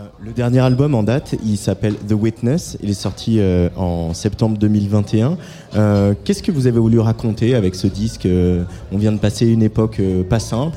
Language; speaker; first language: French; native; French